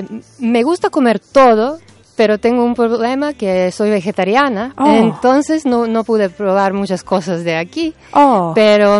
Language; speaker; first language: Spanish; non-native, fluent; Serbian